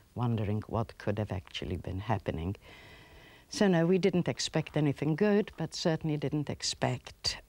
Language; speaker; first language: English; early bilingual, other home language; Polish